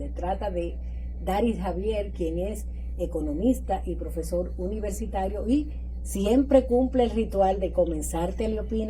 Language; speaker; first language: Spanish; native; Spanish